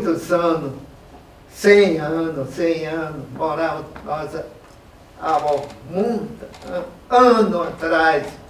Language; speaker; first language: Portuguese; non-native, local second language; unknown